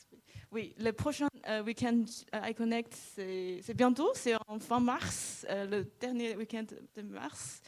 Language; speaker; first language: French; non-native, fluent; Chinese